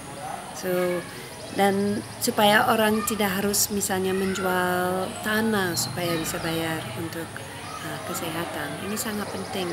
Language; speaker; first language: Indonesian; non-native, fluent; English